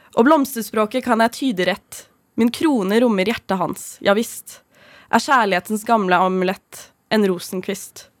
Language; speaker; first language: Norwegian; native; Norwegian